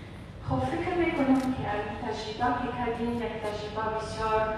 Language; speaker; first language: Persian; non-native, learner; Arabic